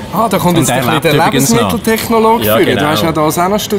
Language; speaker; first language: German; native; German